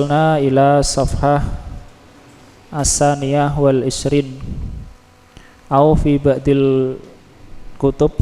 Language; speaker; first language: Arabic; non-native, fluent; Indonesian